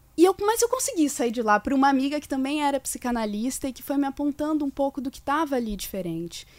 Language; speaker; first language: Portuguese; native; Portuguese